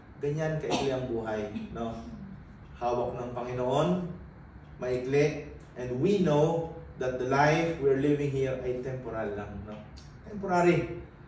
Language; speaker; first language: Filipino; native; Filipino